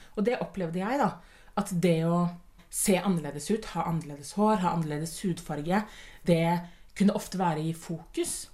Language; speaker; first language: Norwegian; native; Norwegian